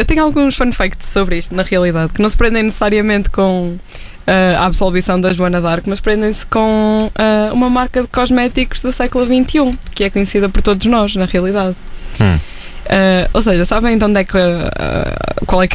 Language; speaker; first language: Portuguese; native; Portuguese